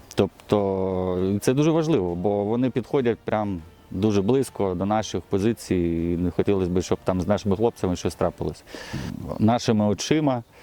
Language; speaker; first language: Ukrainian; non-native, local second language; Russian